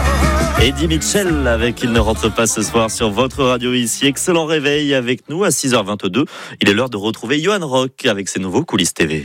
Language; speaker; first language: French; native; French